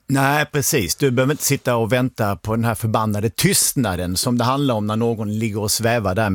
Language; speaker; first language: Swedish; native; Swedish